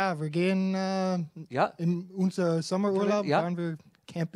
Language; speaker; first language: German; non-native, fluent; English